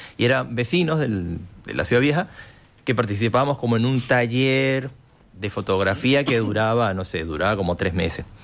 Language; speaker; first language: Spanish; native; Spanish